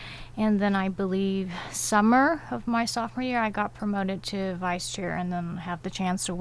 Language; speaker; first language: English; native; English